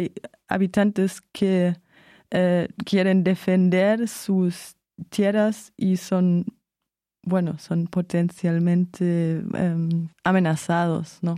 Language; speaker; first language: Spanish; non-native, fluent; German